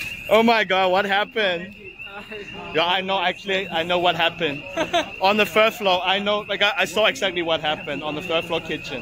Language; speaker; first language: English; non-native, local second language; Cantonese